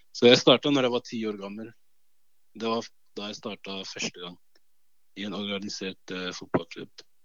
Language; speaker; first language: Norwegian; early bilingual, other home language; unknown